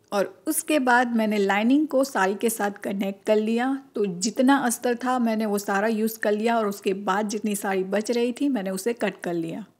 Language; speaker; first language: Hindi; non-native, local second language; Gujarati